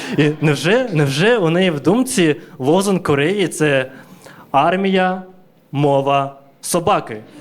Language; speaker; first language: Ukrainian; early bilingual, other home language; Russian